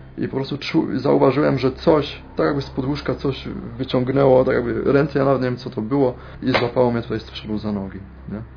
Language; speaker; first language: Polish; native; Polish